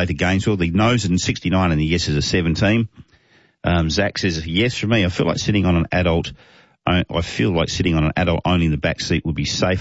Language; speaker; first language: English; native; English